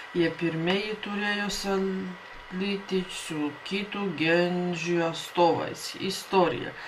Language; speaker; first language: Lithuanian; non-native, learner; Latvian